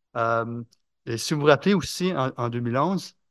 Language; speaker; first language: French; native; French